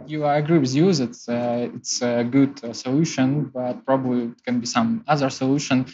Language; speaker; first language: English; non-native, learner; Russian